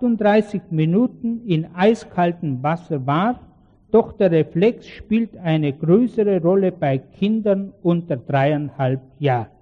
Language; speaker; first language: German; native; German